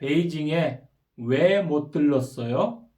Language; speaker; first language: Korean; non-native, fluent; Kyrgyz